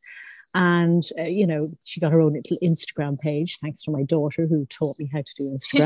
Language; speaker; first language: English; native; English